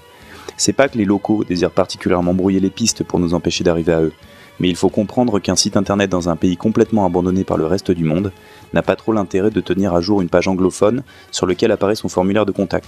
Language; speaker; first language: French; native; French